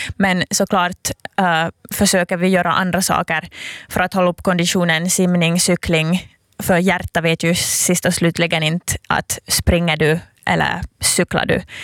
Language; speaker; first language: Swedish; native; Swedish